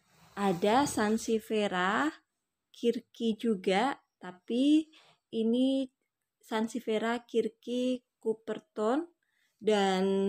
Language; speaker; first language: Indonesian; native; Indonesian